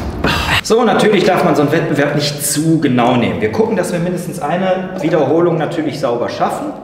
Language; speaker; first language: German; native; German